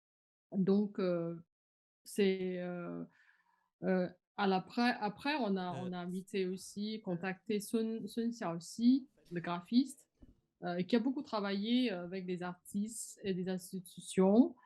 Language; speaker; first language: French; non-native, fluent; Chinese